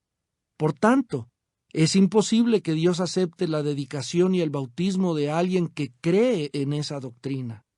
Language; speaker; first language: Spanish; native; Spanish